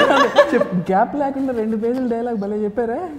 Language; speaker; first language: Telugu; native; Telugu